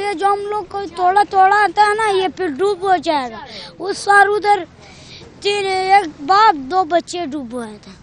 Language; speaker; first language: Hindi; non-native, local second language; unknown